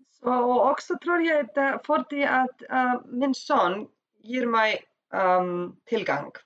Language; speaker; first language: Swedish; non-native, learner; Icelandic